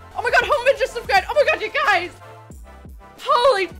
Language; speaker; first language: English; native; English